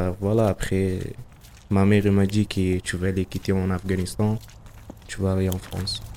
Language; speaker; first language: French; non-native, learner; Persian